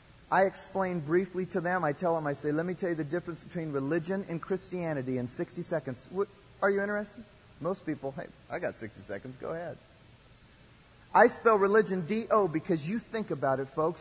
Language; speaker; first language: English; native; English